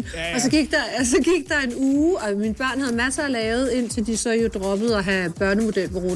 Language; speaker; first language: Danish; native; Danish